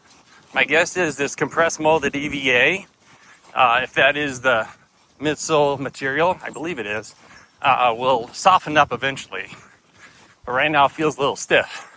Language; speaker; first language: English; native; English